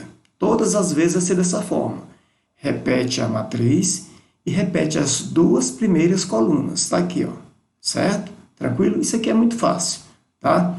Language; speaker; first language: Portuguese; native; Portuguese